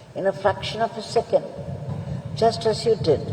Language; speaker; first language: English; non-native, local second language; Tamil